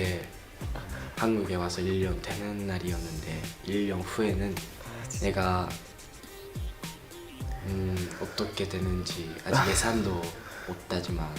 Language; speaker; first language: Korean; non-native, learner; Japanese